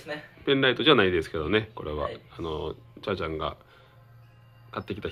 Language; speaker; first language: Japanese; native; Japanese